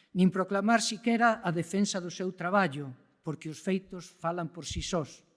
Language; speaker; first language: Galician; native; Galician